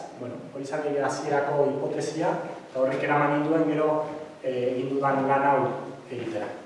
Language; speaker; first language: Basque; native; Basque